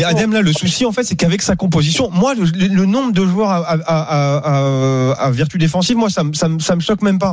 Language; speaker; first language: French; native; French